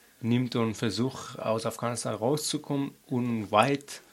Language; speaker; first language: German; non-native, learner; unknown